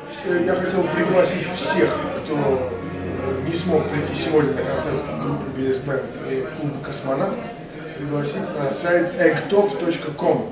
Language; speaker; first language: Russian; native; Russian